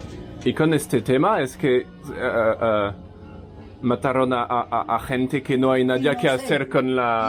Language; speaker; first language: Spanish; non-native, learner; French